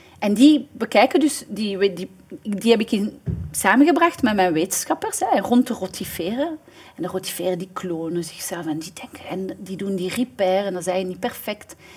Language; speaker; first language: Dutch; native; Dutch